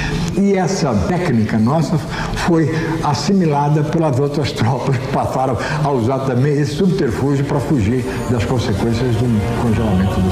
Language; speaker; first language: Portuguese; native; Portuguese